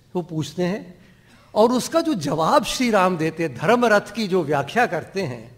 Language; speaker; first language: Hindi; non-native, local second language; Dogri